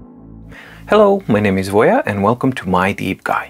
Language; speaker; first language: English; non-native, fluent; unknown